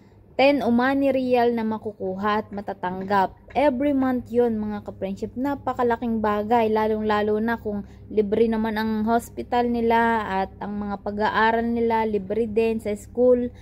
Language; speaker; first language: Filipino; native; Filipino